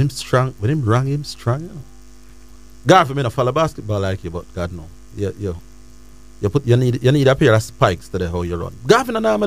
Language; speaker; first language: English; native; English